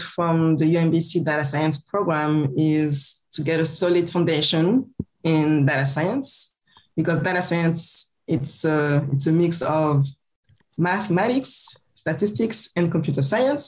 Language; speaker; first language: English; non-native, fluent; French